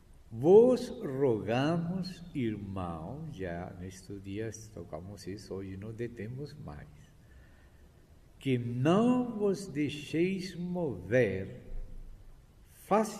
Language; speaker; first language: Portuguese; non-native, fluent; Spanish